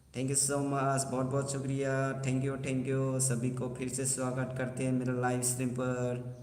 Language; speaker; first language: Hindi; non-native, local second language; Bodo